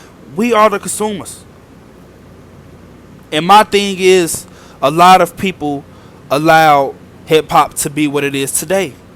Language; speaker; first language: English; native; English